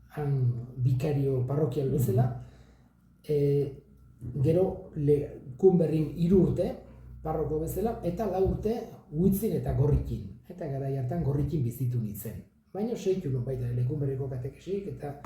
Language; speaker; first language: Basque; native; Basque